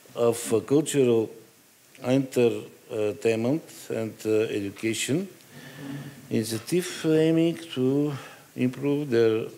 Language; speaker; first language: English; non-native, learner; Bulgarian